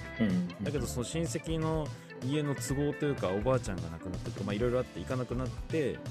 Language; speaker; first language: Japanese; native; Japanese